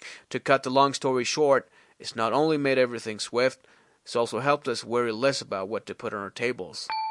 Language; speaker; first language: English; non-native, fluent; Persian